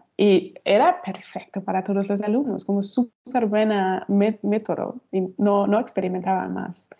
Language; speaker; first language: Spanish; non-native, fluent; German